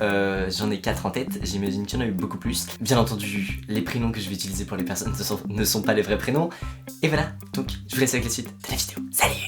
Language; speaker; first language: French; native; French